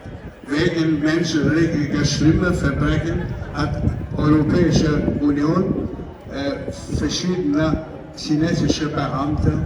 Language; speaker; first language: German; non-native, fluent; Cantonese